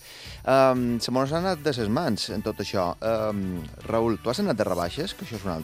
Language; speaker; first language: Catalan; native; Catalan